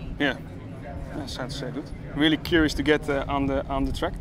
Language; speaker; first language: English; non-native, fluent; Dutch